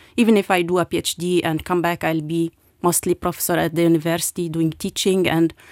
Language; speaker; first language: English; non-native, fluent; Arabic